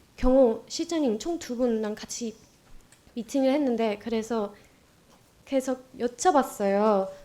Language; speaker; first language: Korean; non-native, fluent; Vietnamese